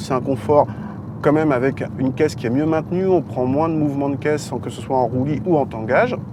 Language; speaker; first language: French; native; French